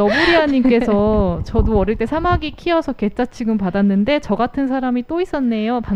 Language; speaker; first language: Korean; native; Korean